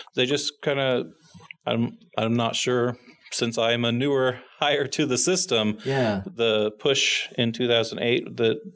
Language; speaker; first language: English; native; English